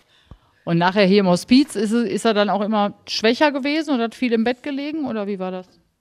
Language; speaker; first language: German; native; German